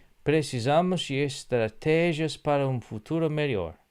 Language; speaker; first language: Portuguese; non-native, learner; English